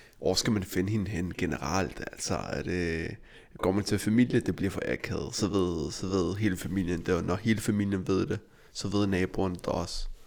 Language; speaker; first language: Danish; early bilingual, other home language; Arabic